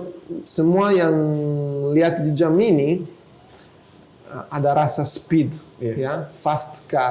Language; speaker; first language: Indonesian; non-native, fluent; Italian